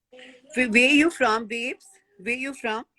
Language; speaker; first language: English; non-native, learner; Hindi